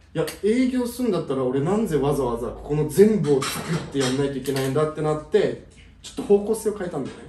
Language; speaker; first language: Japanese; early bilingual, heritage; Japanese